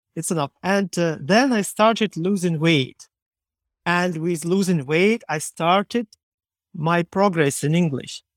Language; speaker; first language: English; non-native, learner; Ukrainian